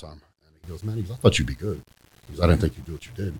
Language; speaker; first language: English; native; English